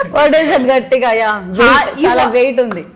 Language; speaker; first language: Telugu; non-native, learner; Malayalam